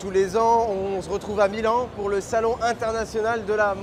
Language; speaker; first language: French; native; French